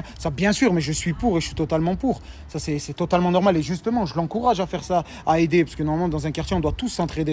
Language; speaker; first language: French; native; French